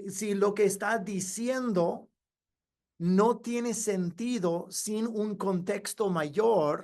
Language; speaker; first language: Spanish; non-native, fluent; English